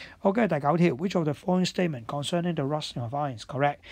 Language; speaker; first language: English; non-native, local second language; Cantonese